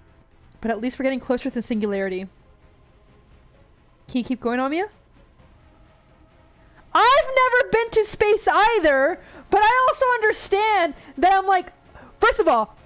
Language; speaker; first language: English; native; English